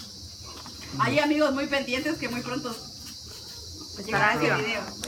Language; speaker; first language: Spanish; native; Spanish